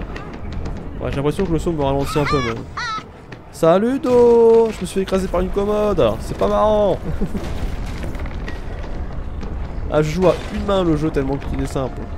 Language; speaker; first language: French; native; French